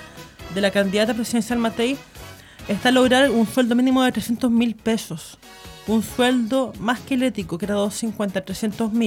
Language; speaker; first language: Spanish; native; Spanish